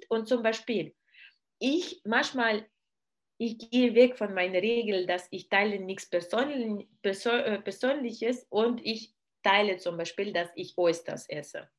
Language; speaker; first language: German; non-native, learner; Russian